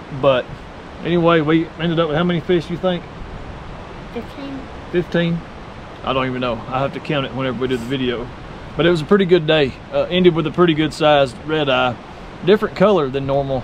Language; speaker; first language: English; native; English